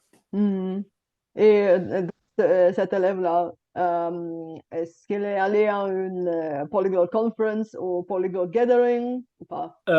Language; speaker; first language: French; non-native, fluent; Bulgarian